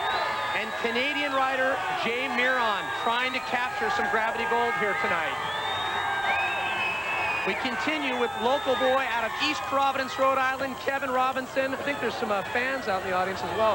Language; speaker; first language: English; native; English